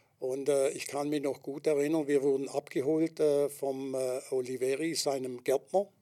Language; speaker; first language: German; native; German